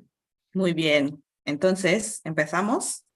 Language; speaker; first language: Spanish; non-native, fluent; Indonesian